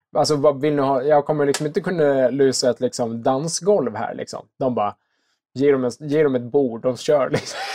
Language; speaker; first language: Swedish; native; Swedish